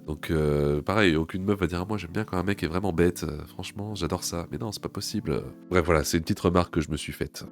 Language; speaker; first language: French; native; French